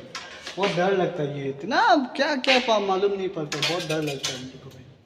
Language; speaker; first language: Hindi; non-native, local second language; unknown